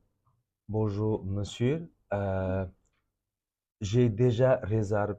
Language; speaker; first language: French; non-native, fluent; Bangla